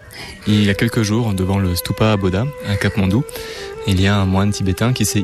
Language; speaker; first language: French; native; French